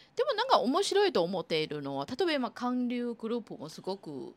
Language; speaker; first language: Japanese; non-native, fluent; Chinese